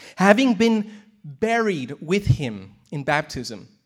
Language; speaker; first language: English; native; English